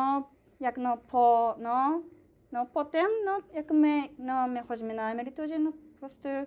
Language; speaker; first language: Polish; non-native, learner; Japanese